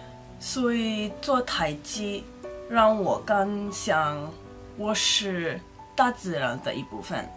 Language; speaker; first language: Chinese; non-native, learner; Icelandic